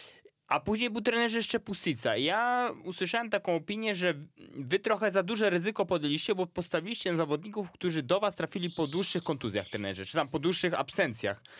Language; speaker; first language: Polish; native; Polish